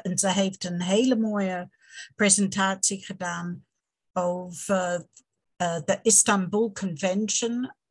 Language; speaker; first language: Dutch; non-native, fluent; English